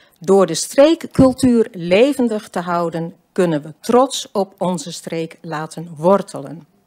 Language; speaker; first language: Dutch; native; Dutch